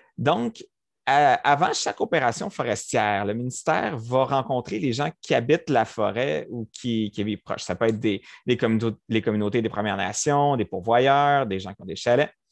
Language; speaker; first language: French; native; French